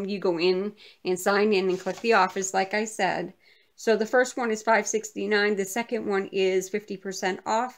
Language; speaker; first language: English; native; English